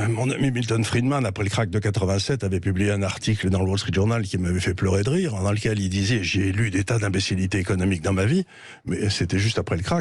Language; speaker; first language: French; native; French